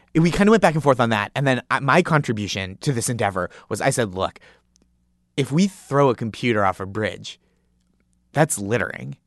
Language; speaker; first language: English; native; English